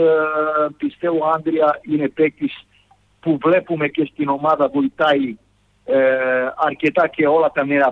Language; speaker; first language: Greek; non-native, fluent; Serbian